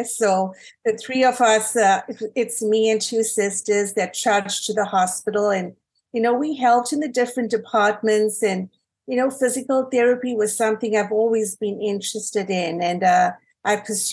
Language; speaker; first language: English; native; English